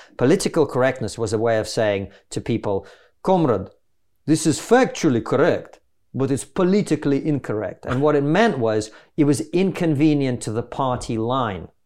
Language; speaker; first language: English; non-native, fluent; Russian